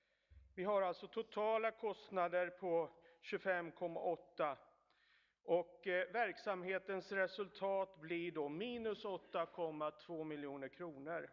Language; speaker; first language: Swedish; native; Swedish